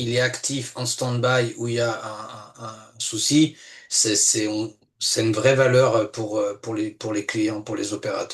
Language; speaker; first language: French; native; French